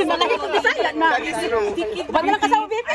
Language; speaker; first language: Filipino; non-native, local second language; Cebuano